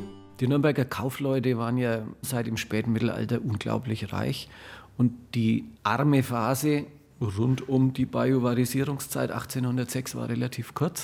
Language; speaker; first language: German; native; German